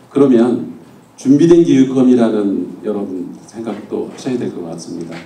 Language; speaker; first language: Korean; native; Korean